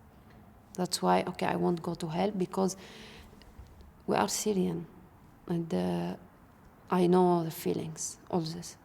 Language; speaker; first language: English; non-native, learner; Arabic